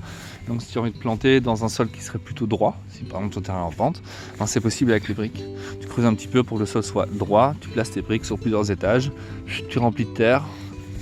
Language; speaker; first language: French; native; French